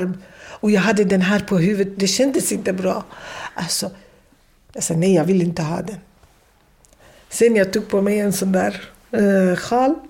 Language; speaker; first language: Swedish; non-native, fluent; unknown